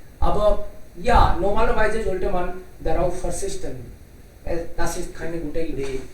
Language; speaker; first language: German; non-native, learner; Hindi